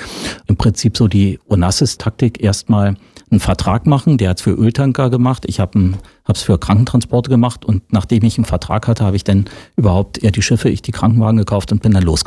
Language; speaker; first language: German; native; German